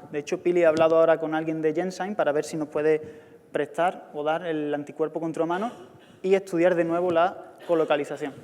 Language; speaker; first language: Spanish; native; Spanish